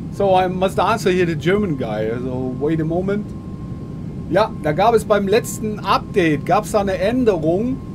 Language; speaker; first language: English; non-native, learner; German